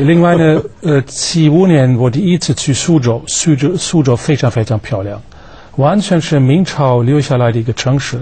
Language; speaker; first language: Chinese; non-native, fluent; German